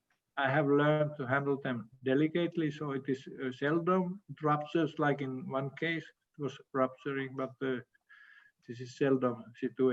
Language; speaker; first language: English; non-native, fluent; Finnish